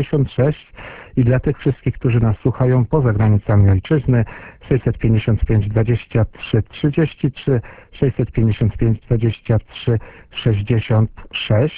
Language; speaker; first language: Polish; native; Polish